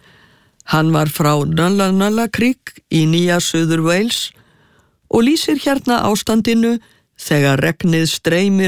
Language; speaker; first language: Icelandic; native; Icelandic